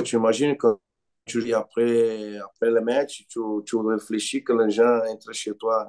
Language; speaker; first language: French; non-native, learner; Portuguese